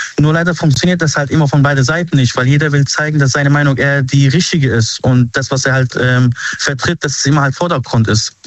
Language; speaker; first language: German; early bilingual, other home language; Arabic